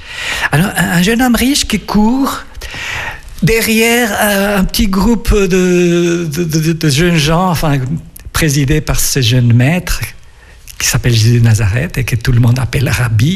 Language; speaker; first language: French; non-native, fluent; Spanish